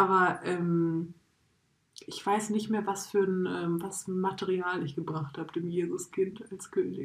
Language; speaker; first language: German; native; German